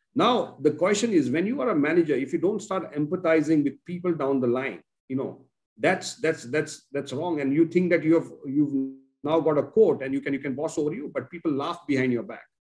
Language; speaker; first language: English; non-native, local second language; Konkani